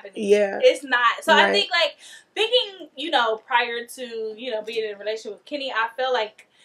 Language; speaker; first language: English; native; English